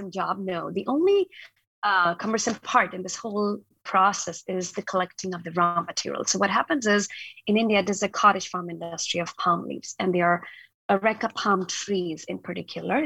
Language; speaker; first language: English; non-native, local second language; Hindi